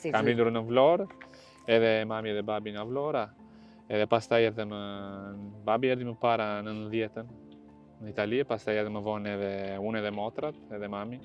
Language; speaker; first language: Albanian; early bilingual, heritage; Albanian